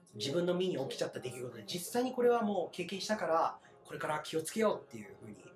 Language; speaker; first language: Japanese; native; Japanese